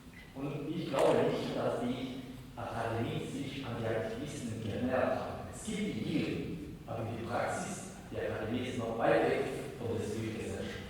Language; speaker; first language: German; non-native, fluent; Spanish